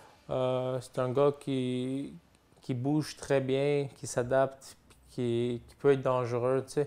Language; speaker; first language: French; native; French